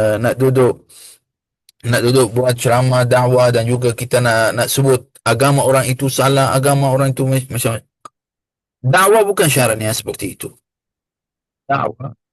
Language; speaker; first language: Malay; non-native, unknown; Arabic